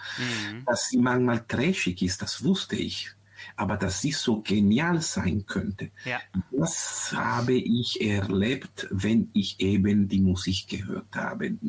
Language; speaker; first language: German; non-native, fluent; Italian